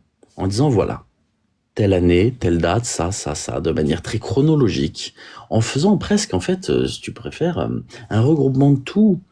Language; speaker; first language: French; native; French